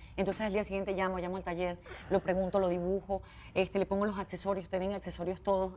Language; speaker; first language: Spanish; native; Spanish